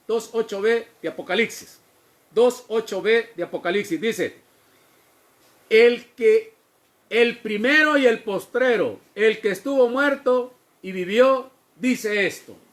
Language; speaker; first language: Spanish; native; Spanish